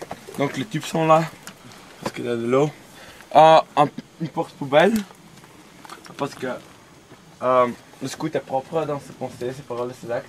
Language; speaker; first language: French; non-native, local second language; Dutch